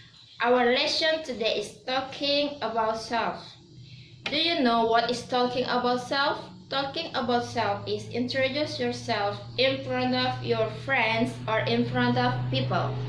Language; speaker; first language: English; non-native, learner; Indonesian